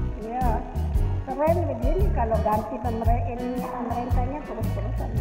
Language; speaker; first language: Indonesian; non-native, learner; Amharic